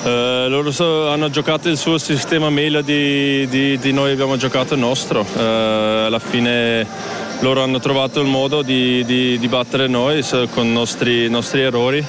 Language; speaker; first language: Italian; non-native, local second language; German